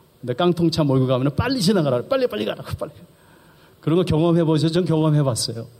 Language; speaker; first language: Korean; early bilingual, heritage; Korean